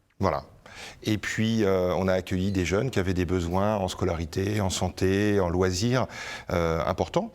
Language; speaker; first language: French; native; French